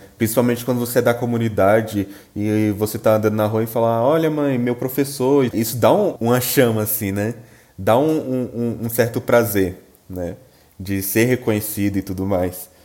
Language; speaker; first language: Portuguese; native; Portuguese